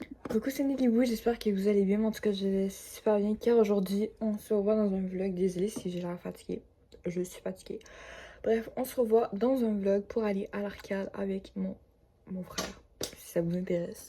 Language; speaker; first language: French; native; French